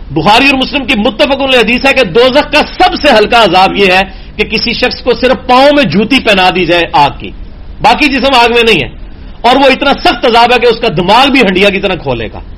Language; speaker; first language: Urdu; non-native, local second language; Punjabi